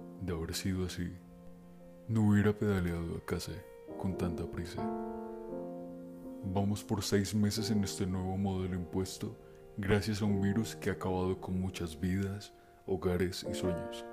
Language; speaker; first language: Spanish; native; Spanish